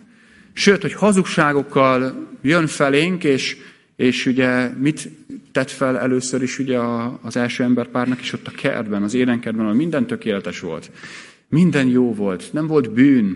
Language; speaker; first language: Hungarian; native; Hungarian